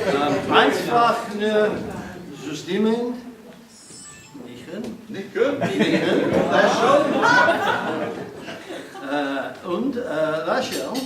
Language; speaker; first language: German; non-native, learner; English